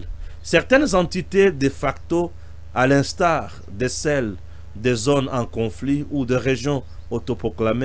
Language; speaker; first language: French; non-native, local second language; Lingala